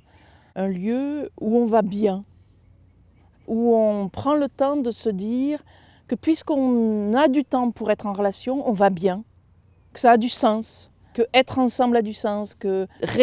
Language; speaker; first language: French; native; French